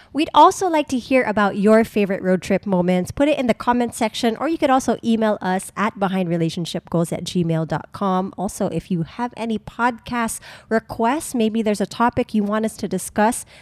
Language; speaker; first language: English; non-native, local second language; Filipino